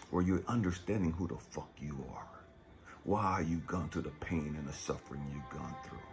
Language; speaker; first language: English; native; English